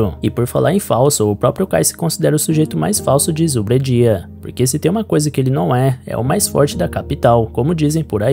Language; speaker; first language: Portuguese; native; Portuguese